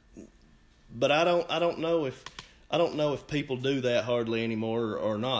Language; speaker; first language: English; native; English